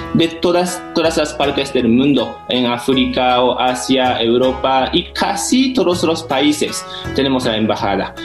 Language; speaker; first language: Spanish; non-native, fluent; Japanese